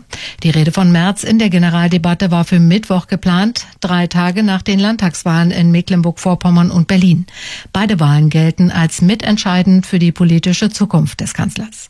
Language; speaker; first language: German; native; German